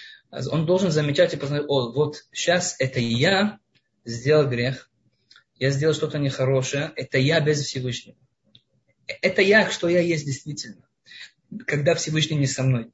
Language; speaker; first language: Russian; non-native, fluent; Hebrew